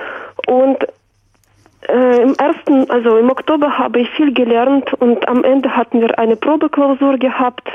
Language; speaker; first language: German; non-native, fluent; Russian